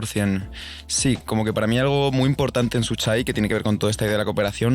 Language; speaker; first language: Spanish; native; Spanish